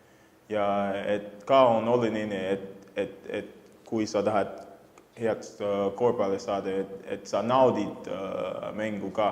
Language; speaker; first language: Estonian; non-native, fluent; English